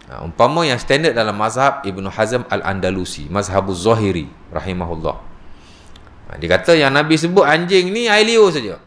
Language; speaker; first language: Malay; native; Malay